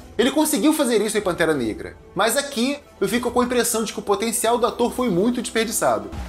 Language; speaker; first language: Portuguese; native; Portuguese